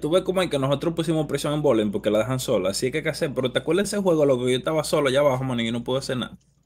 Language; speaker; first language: Spanish; early bilingual, heritage; Spanish